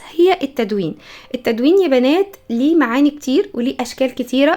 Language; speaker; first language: Arabic; native; Arabic